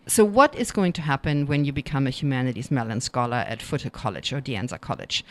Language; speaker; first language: English; non-native, fluent; German